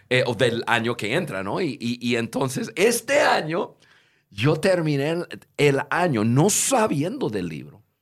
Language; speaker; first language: Spanish; non-native, fluent; English